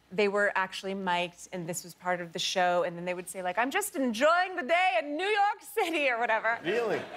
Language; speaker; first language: English; native; English